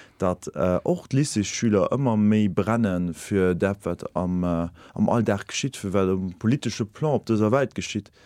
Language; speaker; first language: Luxembourgish; native; Luxembourgish